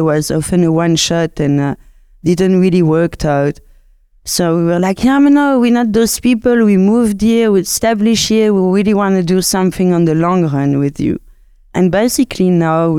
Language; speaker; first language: English; non-native, fluent; French